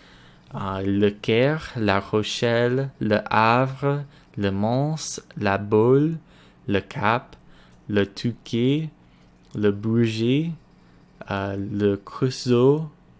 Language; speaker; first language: French; non-native, learner; English